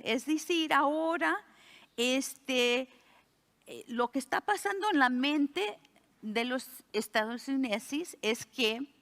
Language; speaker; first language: Spanish; early bilingual, heritage; Spanish